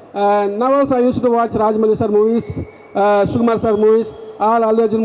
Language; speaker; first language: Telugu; non-native, local second language; Tamil